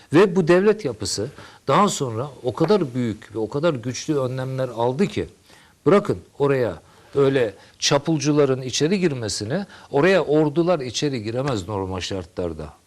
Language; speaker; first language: Turkish; native; Turkish